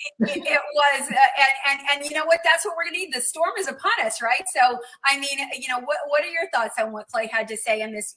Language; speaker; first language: English; native; English